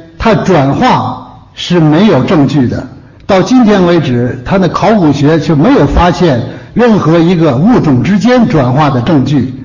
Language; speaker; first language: Chinese; native; Chinese